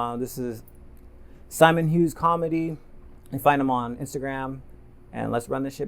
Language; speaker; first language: English; native; English